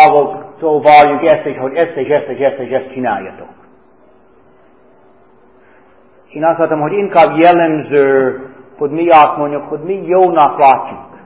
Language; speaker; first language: Hungarian; non-native, fluent; English